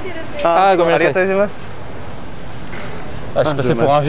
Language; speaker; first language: French; native; French